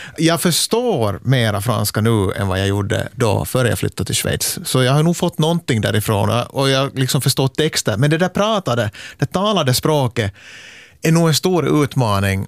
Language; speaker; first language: Swedish; native; Swedish